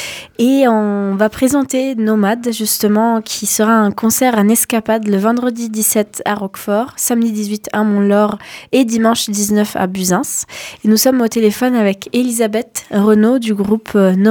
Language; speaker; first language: French; native; French